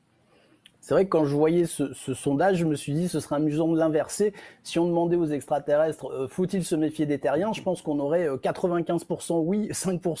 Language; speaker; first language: French; native; French